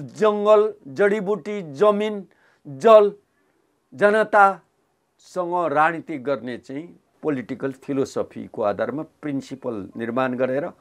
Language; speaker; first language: Nepali; non-native, local second language; Limbu